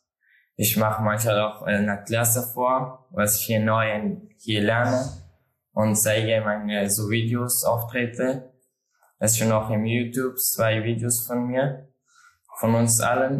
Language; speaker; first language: German; non-native, learner; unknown